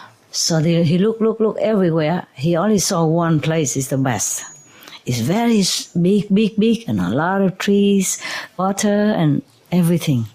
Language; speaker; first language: English; non-native, fluent; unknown